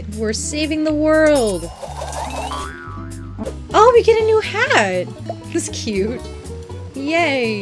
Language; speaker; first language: English; native; English